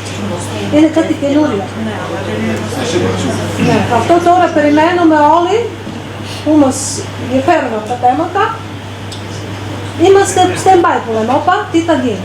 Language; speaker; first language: Greek; non-native, fluent; Serbian